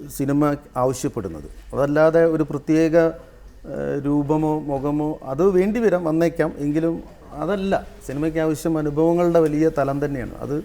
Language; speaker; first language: Malayalam; native; Malayalam